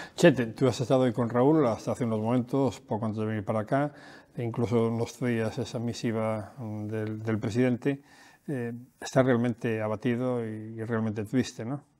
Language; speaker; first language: Spanish; native; Spanish